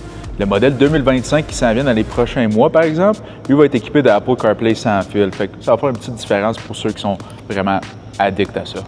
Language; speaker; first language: French; native; French